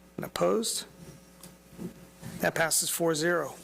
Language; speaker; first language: English; native; English